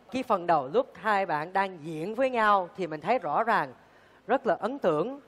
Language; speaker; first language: Vietnamese; early bilingual, heritage; Vietnamese